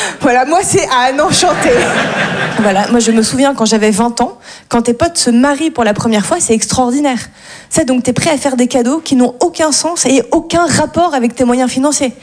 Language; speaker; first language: French; native; French